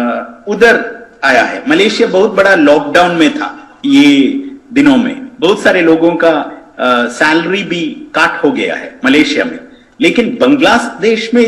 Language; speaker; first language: Hindi; non-native, fluent; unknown